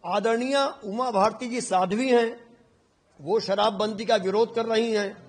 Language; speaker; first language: Hindi; native; Hindi